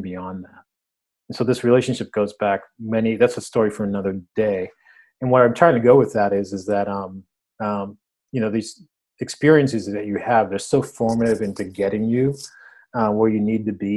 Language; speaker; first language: English; early bilingual, other home language; Spanish